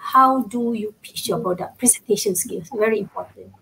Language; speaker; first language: English; non-native, local second language; Malay